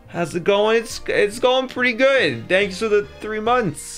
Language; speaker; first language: English; native; English